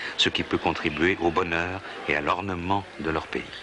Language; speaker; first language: French; native; French